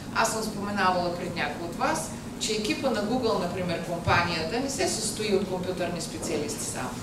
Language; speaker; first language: Bulgarian; native; Bulgarian